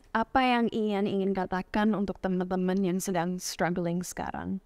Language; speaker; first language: Indonesian; native; Indonesian